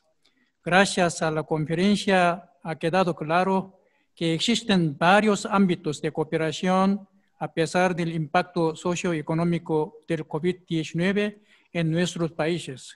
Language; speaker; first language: Spanish; non-native, fluent; Korean